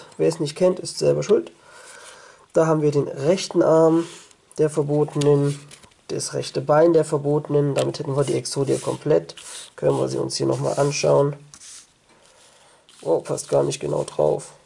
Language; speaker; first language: German; native; German